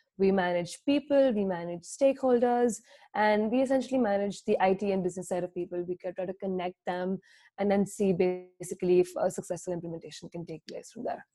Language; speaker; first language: English; non-native, local second language; Hindi